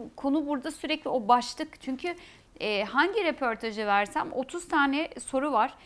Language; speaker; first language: Turkish; early bilingual, heritage; Turkish